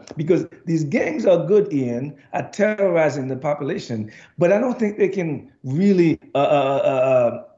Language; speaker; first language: English; non-native, fluent; Haitian Creole